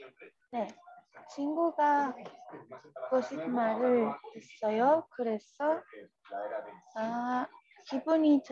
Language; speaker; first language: Korean; non-native, learner; Spanish